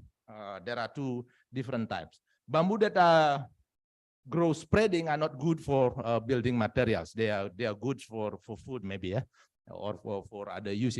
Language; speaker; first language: English; non-native, fluent; Indonesian